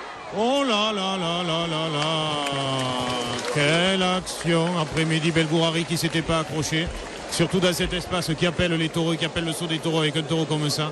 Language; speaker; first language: French; native; French